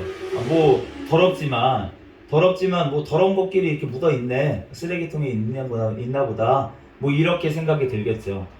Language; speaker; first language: Korean; native; Korean